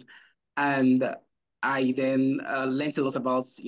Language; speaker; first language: English; non-native, local second language; Yoruba